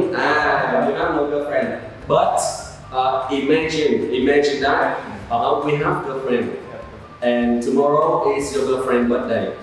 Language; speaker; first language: English; non-native, learner; Vietnamese